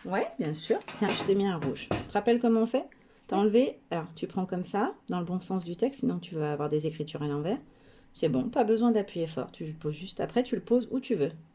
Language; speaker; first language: French; native; French